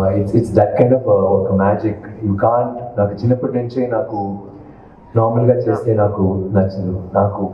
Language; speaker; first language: Telugu; non-native, learner; Tamil